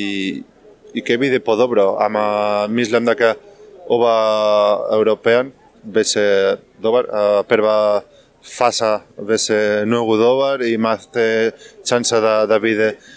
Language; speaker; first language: Macedonian; non-native, learner; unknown